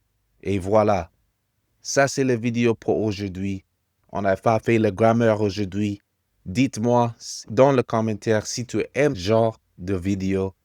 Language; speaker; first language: French; non-native, fluent; English